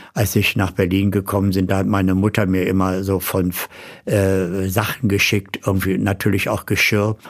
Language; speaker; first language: German; native; German